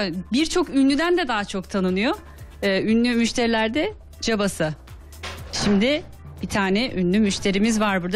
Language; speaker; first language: Turkish; native; Turkish